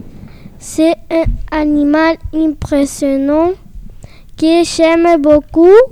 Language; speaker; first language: French; non-native, learner; Spanish